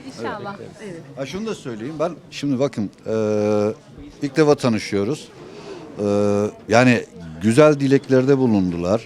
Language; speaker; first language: Turkish; native; Turkish